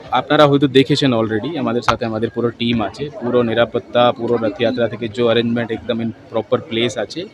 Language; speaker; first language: Bangla; non-native, local second language; Hindi